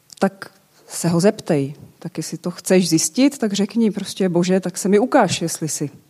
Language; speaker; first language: Czech; native; Czech